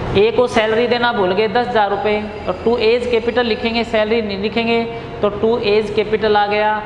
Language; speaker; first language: Hindi; native; Hindi